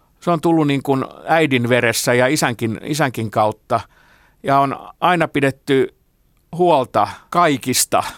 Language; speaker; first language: Finnish; non-native, local second language; Swedish